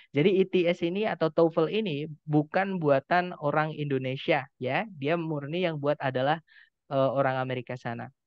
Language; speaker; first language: Indonesian; non-native, local second language; Javanese